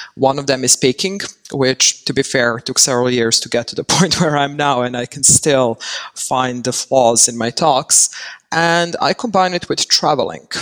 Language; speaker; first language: English; non-native, fluent; Serbian